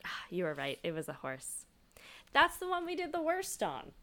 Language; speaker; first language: English; native; English